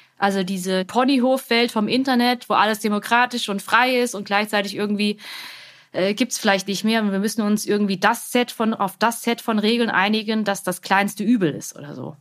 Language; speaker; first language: German; early bilingual, other home language; Vietnamese